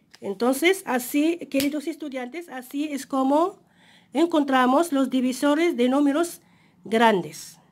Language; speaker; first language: Spanish; non-native, fluent; Arabic